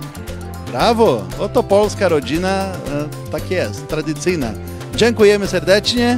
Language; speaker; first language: Polish; early bilingual, heritage; Portuguese